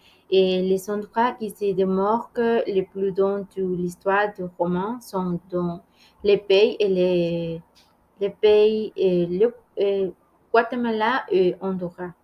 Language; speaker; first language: French; non-native, learner; Spanish